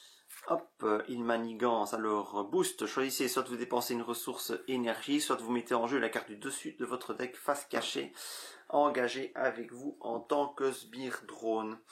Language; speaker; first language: French; native; French